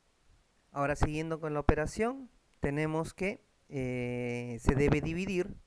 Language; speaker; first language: Spanish; native; Spanish